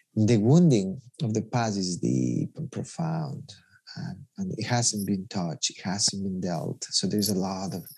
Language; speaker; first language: English; non-native, fluent; Spanish